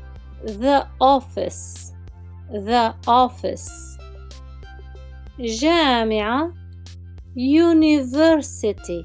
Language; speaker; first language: English; non-native, fluent; Arabic